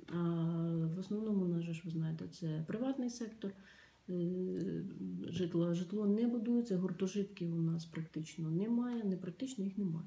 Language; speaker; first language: Ukrainian; native; Ukrainian